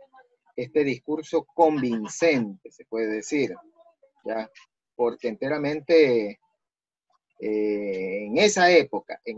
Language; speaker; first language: Spanish; native; Spanish